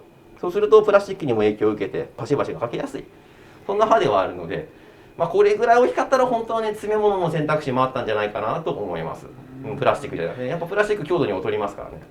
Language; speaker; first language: Japanese; native; Japanese